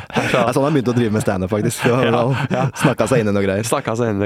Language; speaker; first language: Norwegian; native; Norwegian